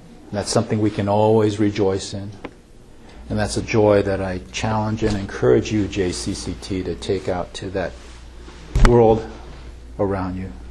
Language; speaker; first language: English; early bilingual, other home language; Japanese